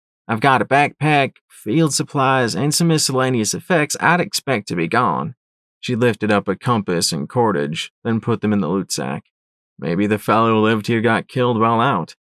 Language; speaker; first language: English; native; English